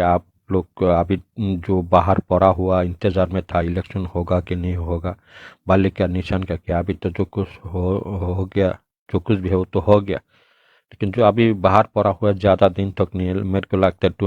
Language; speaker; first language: Hindi; non-native, local second language; Bangla